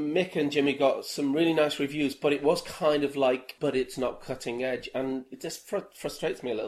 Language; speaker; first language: English; native; English